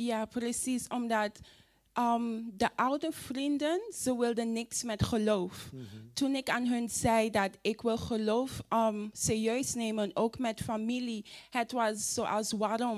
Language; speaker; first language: Dutch; non-native, fluent; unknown